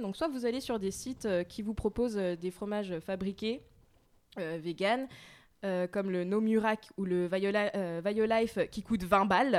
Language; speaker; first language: French; native; French